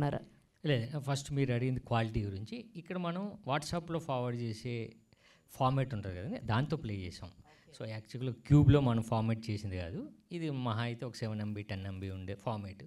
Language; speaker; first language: Telugu; native; Telugu